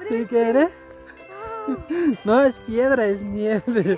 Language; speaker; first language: Spanish; non-native, learner; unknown